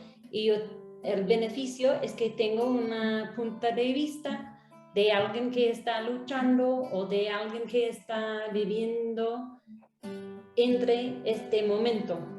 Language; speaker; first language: Spanish; non-native, fluent; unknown